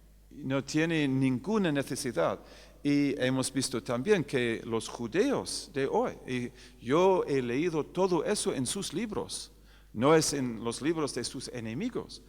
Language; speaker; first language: Spanish; non-native, fluent; English